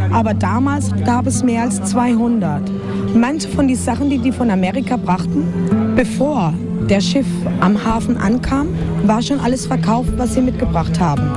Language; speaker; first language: German; non-native, fluent; Spanish